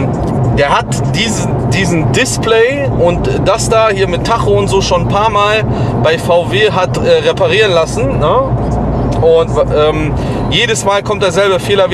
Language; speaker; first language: German; native; German